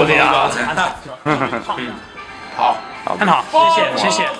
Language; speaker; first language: Chinese; non-native, learner; English